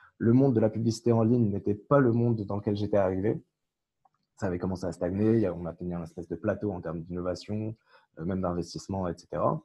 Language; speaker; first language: French; non-native, local second language; Arabic